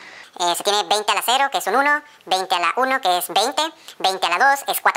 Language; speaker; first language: Spanish; native; Spanish